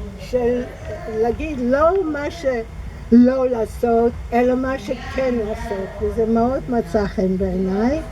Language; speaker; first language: Hebrew; non-native, fluent; English